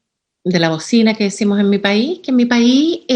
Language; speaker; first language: Spanish; native; Spanish